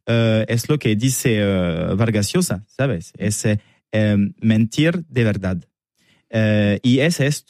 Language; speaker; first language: Spanish; non-native, learner; French